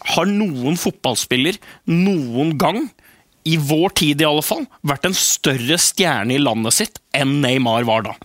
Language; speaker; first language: Norwegian; native; Norwegian